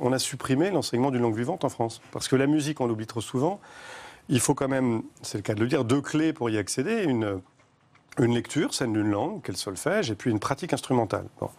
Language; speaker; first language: French; native; French